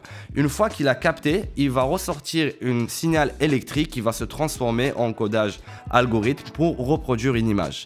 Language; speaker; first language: French; native; French